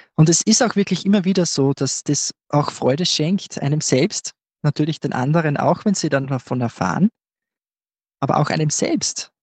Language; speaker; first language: German; native; German